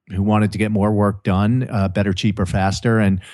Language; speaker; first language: English; native; English